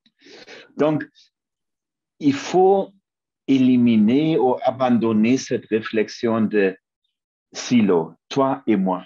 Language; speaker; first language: French; non-native, fluent; German